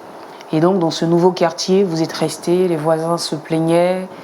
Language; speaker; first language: French; native; French